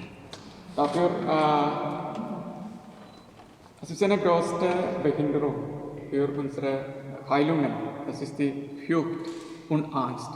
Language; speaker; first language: German; non-native, learner; Malayalam